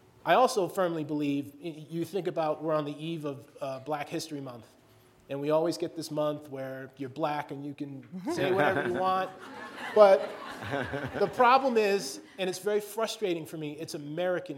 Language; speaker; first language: English; native; English